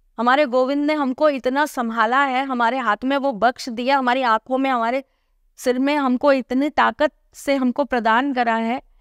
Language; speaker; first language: Hindi; native; Hindi